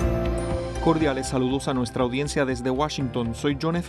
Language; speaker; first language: Spanish; native; Spanish